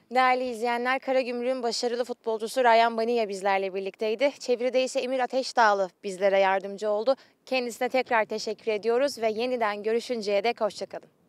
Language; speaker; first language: Turkish; native; Turkish